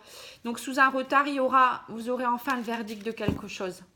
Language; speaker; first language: French; native; French